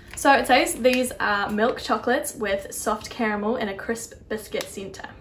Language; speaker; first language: English; native; English